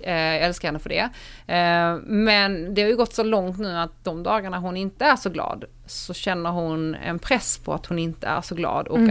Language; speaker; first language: Swedish; native; Swedish